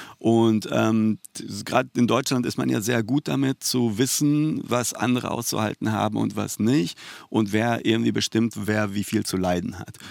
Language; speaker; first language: German; early bilingual, other home language; Persian